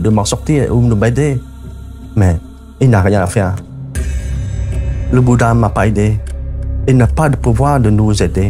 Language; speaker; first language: French; non-native, fluent; Khmer